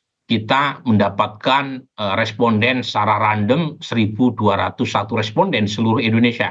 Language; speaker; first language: Indonesian; native; Indonesian